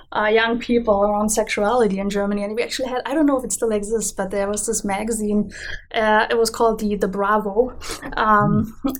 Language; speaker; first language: English; non-native, fluent; German